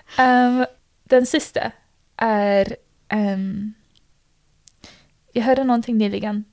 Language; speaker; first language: Swedish; non-native, learner; English